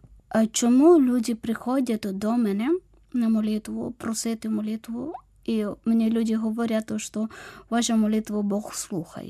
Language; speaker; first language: Ukrainian; non-native, fluent; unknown